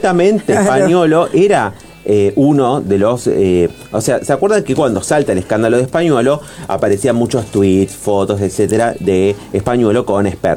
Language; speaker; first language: Spanish; native; Spanish